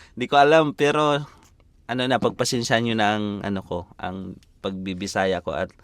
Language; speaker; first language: Filipino; native; Filipino